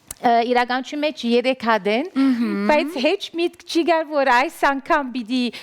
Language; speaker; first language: Armenian; early bilingual, heritage; Armenian